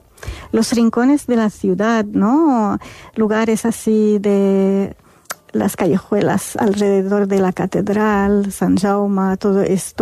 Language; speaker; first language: Spanish; non-native, fluent; Arabic